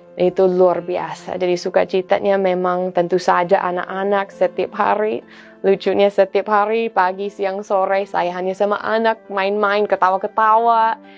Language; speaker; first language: Indonesian; non-native, fluent; English